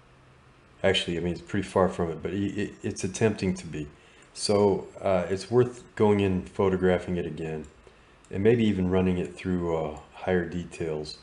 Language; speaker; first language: English; native; English